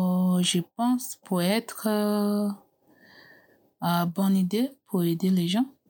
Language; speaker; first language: French; non-native, learner; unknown